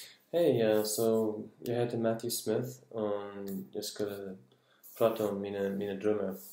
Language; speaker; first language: Swedish; non-native, learner; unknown